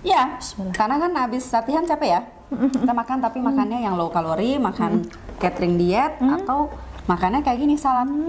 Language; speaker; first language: Indonesian; native; Indonesian